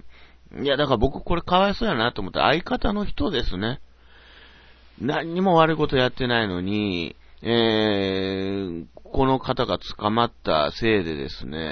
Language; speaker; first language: Japanese; native; Japanese